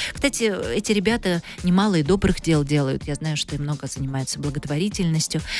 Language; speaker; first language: Russian; native; Russian